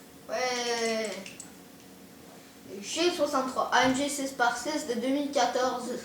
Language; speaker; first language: French; native; French